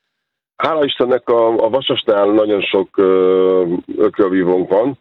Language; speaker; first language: Hungarian; native; Hungarian